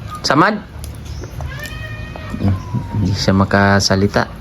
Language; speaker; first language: Filipino; native; Filipino